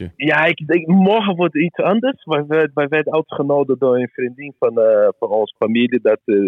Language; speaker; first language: Dutch; non-native, learner; Portuguese